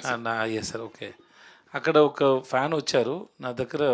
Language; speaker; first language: Telugu; non-native, learner; Tamil